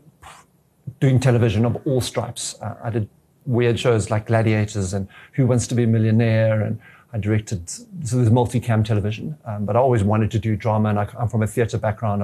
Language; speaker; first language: English; native; English